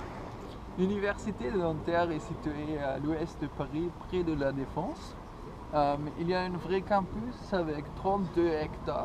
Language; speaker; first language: French; non-native, learner; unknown